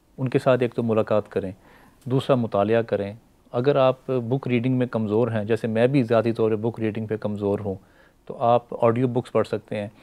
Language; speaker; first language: Urdu; native; Urdu